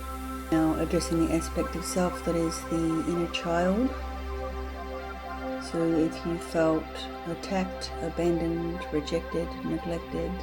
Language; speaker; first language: English; native; English